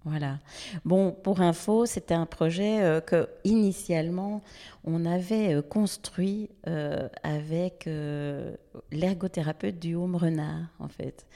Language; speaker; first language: French; native; French